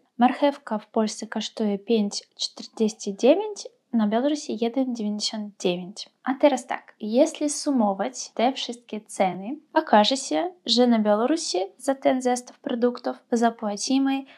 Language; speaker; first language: Polish; non-native, fluent; Russian